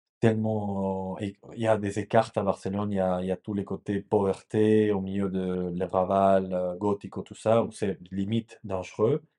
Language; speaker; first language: French; non-native, fluent; Spanish